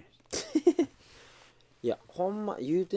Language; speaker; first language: Japanese; native; Japanese